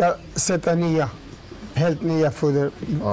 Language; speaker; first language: Swedish; non-native, learner; Turoyo